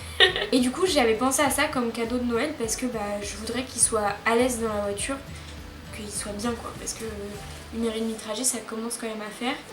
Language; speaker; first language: French; native; French